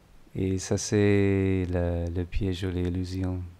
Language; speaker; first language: French; non-native, learner; English